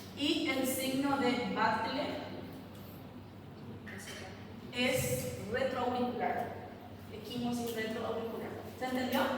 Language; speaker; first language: Spanish; native; Spanish